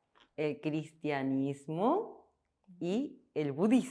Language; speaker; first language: Spanish; non-native, fluent; Korean